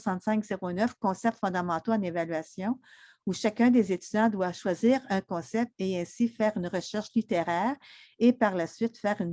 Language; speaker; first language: French; native; French